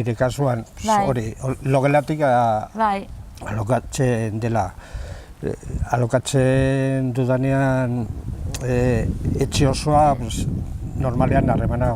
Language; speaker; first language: Basque; non-native, local second language; Spanish